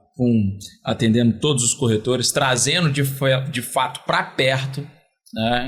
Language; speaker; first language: Portuguese; native; Portuguese